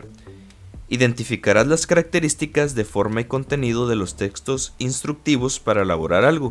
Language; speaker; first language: Spanish; native; Spanish